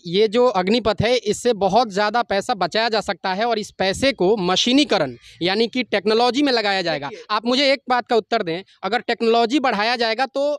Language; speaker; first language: Hindi; native; Hindi